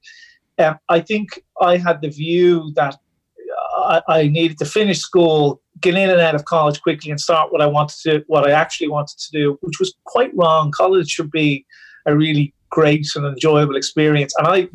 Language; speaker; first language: English; native; English